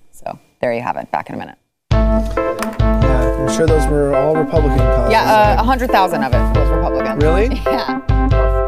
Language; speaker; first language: English; native; English